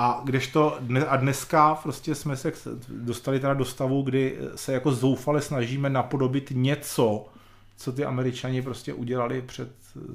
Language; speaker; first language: Czech; native; Czech